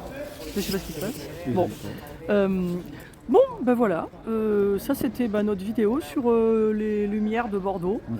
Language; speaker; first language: French; native; French